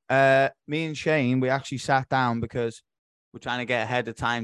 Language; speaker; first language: English; native; English